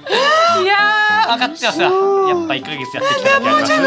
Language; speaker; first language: Japanese; native; Japanese